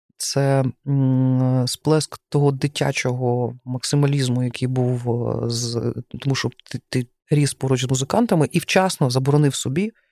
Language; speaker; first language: Ukrainian; native; Ukrainian